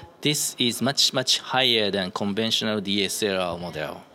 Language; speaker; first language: English; non-native, learner; Japanese